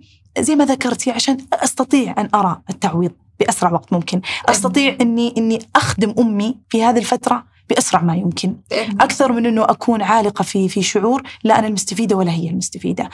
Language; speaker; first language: Arabic; native; Arabic